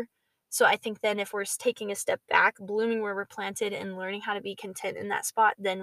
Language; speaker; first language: English; native; English